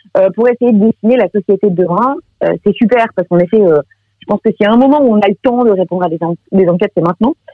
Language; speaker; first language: French; native; French